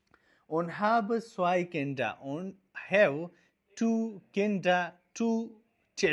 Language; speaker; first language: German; non-native, fluent; Urdu